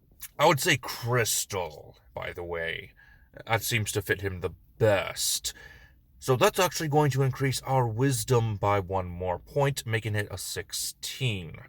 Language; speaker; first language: English; native; English